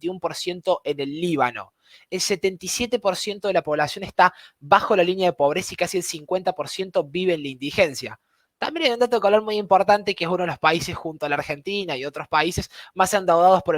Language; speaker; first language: Spanish; native; Spanish